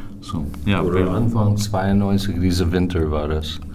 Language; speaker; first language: German; non-native, fluent; English